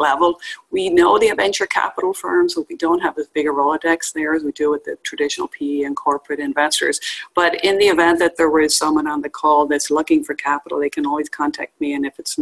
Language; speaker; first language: English; native; English